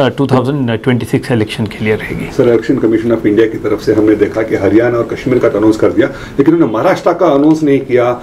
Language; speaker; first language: Hindi; native; Hindi